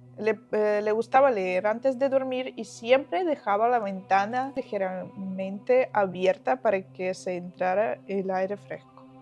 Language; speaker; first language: Spanish; non-native, fluent; Ukrainian